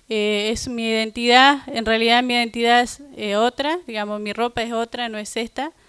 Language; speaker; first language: Spanish; non-native, local second language; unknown